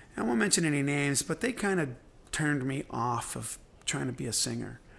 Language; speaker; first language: English; native; English